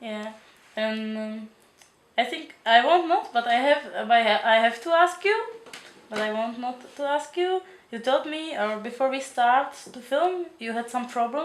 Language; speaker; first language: English; non-native, learner; Czech